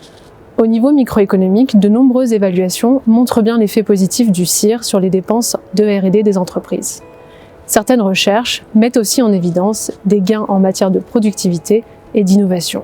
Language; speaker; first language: French; native; French